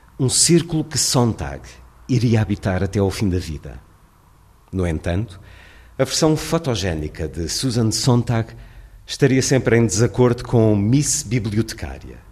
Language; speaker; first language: Portuguese; native; Portuguese